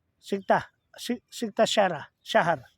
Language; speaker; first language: Arabic; non-native, learner; Filipino